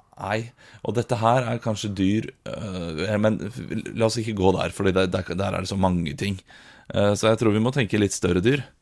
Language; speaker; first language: Norwegian; native; Norwegian